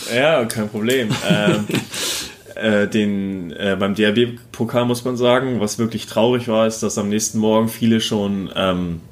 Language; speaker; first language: German; native; German